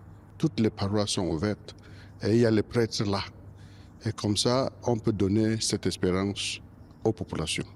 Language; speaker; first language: French; non-native, local second language; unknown